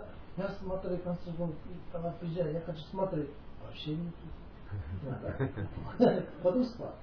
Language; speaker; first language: Russian; non-native, learner; Tibetan